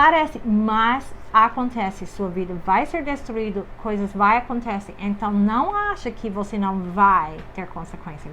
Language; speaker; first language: Portuguese; non-native, fluent; English